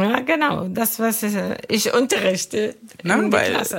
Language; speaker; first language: German; non-native, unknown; Arabic